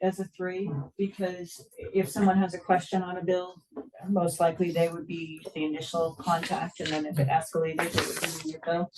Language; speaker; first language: English; native; English